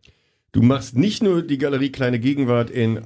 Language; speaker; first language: German; native; German